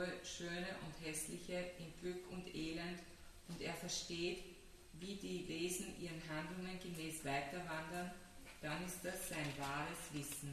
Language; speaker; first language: German; native; German